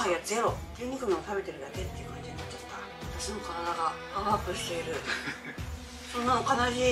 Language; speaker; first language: Japanese; native; Japanese